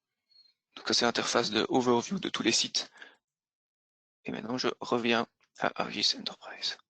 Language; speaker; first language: French; native; French